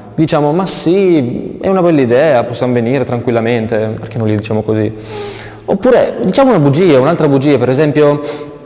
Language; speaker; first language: Italian; native; Italian